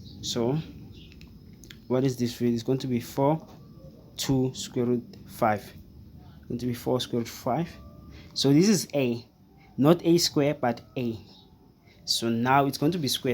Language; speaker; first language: English; non-native, fluent; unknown